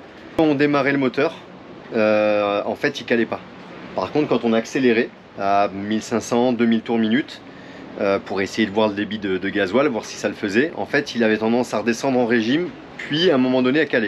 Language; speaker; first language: French; native; French